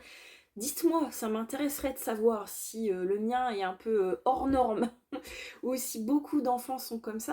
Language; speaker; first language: French; native; French